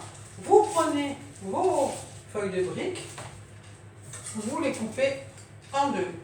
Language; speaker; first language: French; native; French